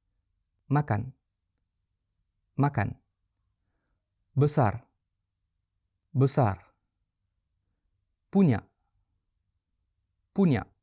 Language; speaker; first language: Indonesian; non-native, fluent; French